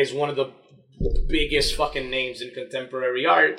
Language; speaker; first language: English; non-native, local second language; Spanish